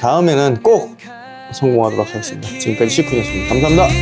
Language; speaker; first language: Korean; native; Korean